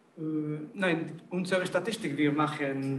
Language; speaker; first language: German; non-native, learner; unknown